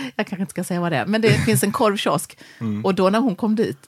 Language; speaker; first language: Swedish; native; Swedish